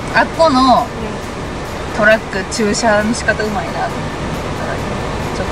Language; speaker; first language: Japanese; native; Japanese